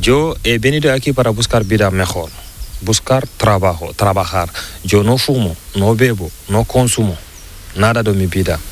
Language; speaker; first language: Spanish; non-native, learner; Fula